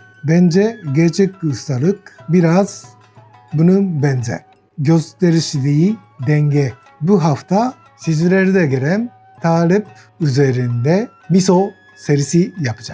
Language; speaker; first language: Turkish; non-native, learner; Japanese